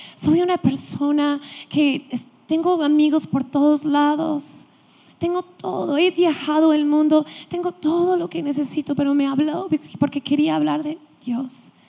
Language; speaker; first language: Spanish; non-native, fluent; English